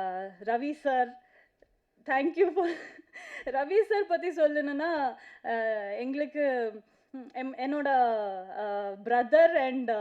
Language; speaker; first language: Tamil; non-native, learner; Kannada